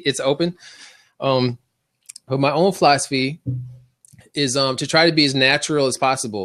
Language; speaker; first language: English; native; English